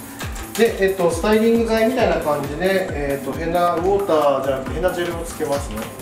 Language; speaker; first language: Japanese; native; Japanese